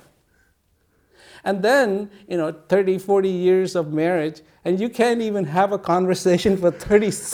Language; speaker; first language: English; non-native, local second language; Hindi